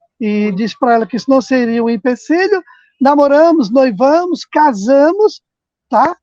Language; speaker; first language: Portuguese; native; Portuguese